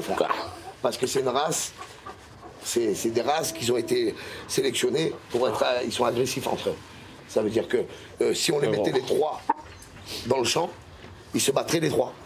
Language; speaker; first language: French; native; French